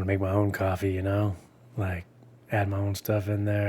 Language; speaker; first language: English; native; English